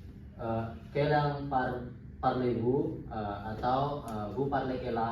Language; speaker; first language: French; non-native, learner; Indonesian